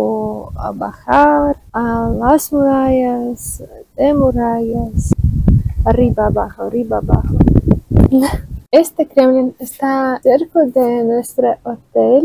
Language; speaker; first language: Spanish; non-native, learner; Russian